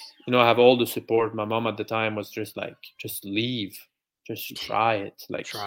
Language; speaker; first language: English; non-native, fluent; French